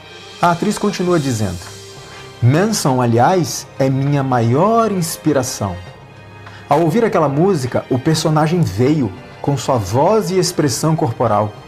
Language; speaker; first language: Portuguese; native; Portuguese